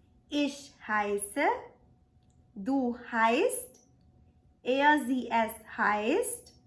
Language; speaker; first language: German; non-native, fluent; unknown